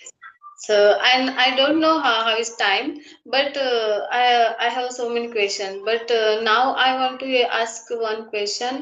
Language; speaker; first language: English; non-native, learner; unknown